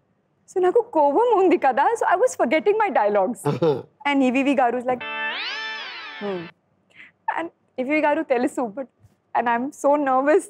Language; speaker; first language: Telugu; non-native, learner; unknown